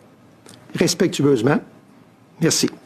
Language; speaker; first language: French; native; French